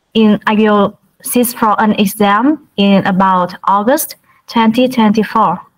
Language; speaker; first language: English; non-native, learner; Vietnamese